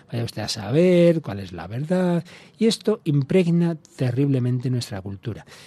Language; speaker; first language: Spanish; native; Spanish